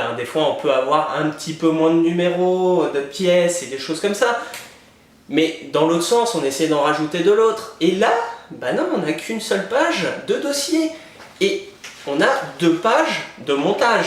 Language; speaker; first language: French; native; French